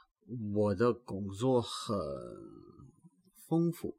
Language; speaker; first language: Chinese; non-native, learner; English